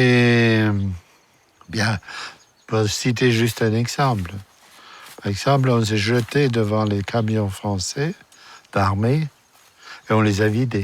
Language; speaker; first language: French; non-native, fluent; German